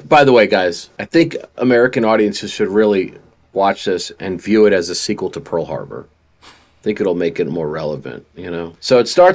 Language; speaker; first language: English; native; English